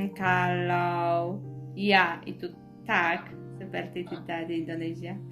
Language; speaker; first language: Indonesian; non-native, learner; Polish